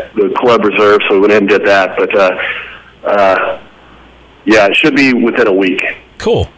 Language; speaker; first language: English; native; English